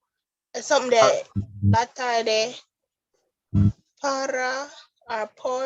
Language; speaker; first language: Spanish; non-native, learner; English